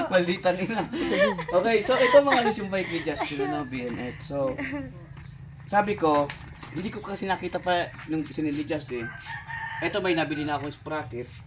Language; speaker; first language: Filipino; non-native, local second language; Bikol